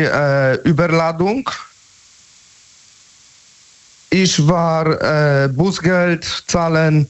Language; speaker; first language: German; non-native, learner; Polish